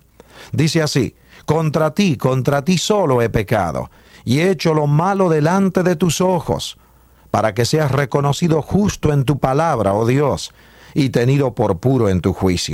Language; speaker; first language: Spanish; native; Spanish